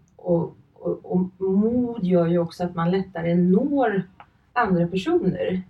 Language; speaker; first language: Swedish; early bilingual, other home language; Finnish